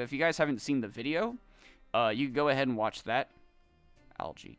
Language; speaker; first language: English; native; English